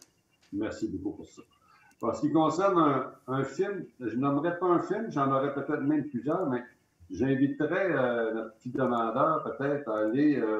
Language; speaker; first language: French; native; French